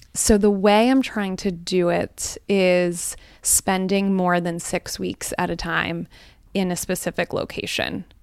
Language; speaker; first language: English; early bilingual, other home language; Gujarati